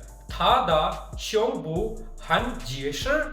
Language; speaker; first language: Chinese; non-native, fluent; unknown